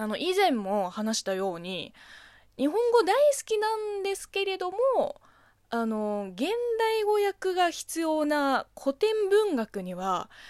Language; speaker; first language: Japanese; non-native, fluent; Chinese